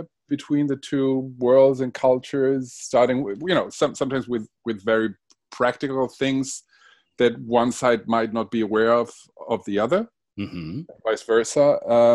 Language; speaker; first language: English; non-native, fluent; Spanish